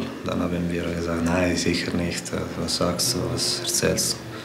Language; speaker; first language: German; non-native, fluent; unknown